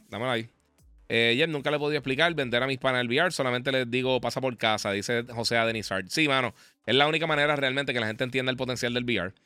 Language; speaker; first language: Spanish; native; Spanish